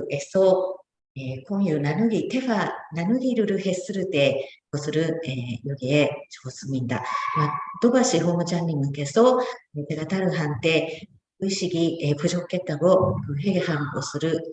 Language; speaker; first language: Korean; non-native, fluent; Japanese